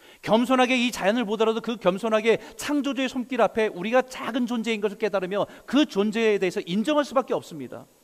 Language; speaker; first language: Korean; native; Korean